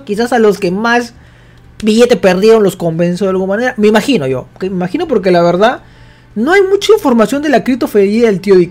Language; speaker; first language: Spanish; native; Spanish